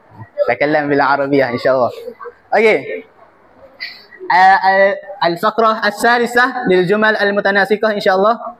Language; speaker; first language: Arabic; non-native, learner; Malay